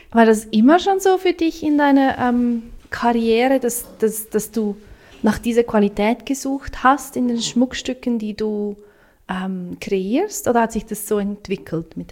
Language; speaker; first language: German; native; German